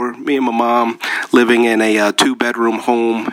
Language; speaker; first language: English; early bilingual, other home language; Spanish